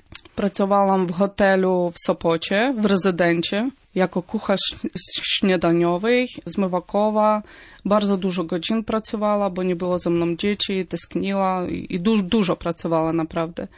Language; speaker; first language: Polish; non-native, fluent; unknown